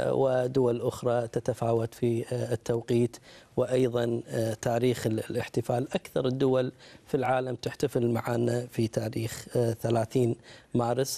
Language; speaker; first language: Arabic; native; Arabic